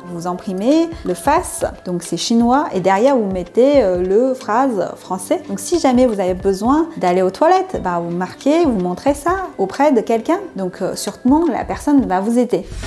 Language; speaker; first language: French; non-native, fluent; Chinese